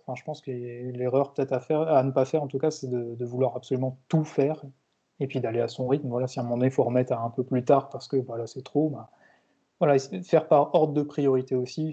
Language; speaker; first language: French; native; French